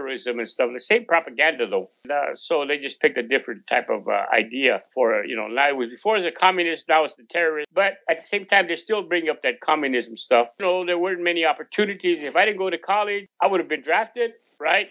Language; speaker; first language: English; non-native, local second language; Spanish